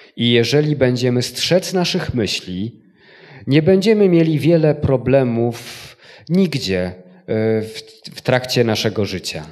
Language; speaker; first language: Polish; native; Polish